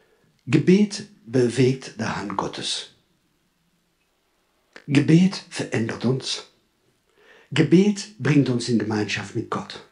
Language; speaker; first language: German; non-native, fluent; French